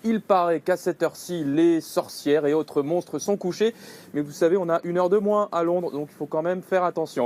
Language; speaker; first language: French; native; French